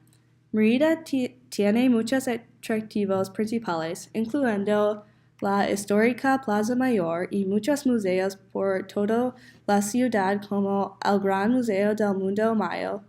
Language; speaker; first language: Spanish; non-native, learner; English